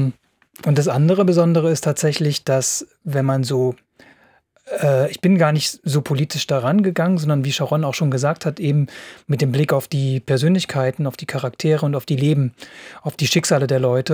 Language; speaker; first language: German; native; German